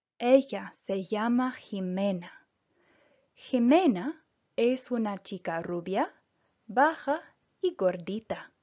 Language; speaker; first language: Spanish; non-native, fluent; English